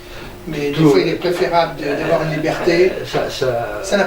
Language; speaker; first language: French; native; French